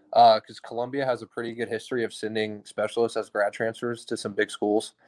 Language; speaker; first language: English; native; English